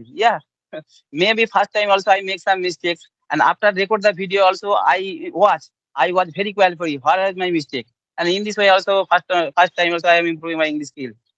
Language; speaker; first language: English; non-native, learner; Bangla